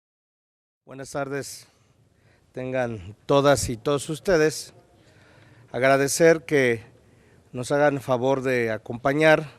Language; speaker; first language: Spanish; native; Spanish